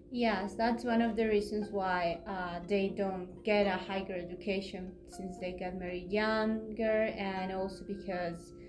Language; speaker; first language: English; non-native, fluent; Spanish